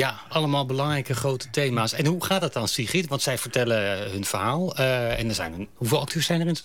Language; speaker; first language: Dutch; native; Dutch